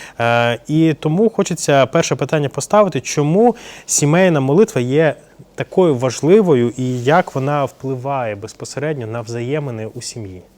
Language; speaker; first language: Ukrainian; native; Ukrainian